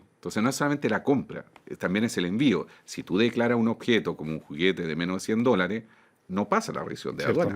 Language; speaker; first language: Spanish; native; Spanish